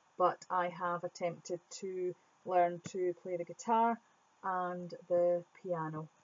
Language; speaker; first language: English; native; English